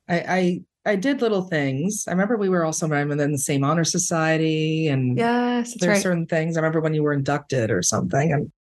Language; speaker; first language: English; early bilingual, other home language; Spanish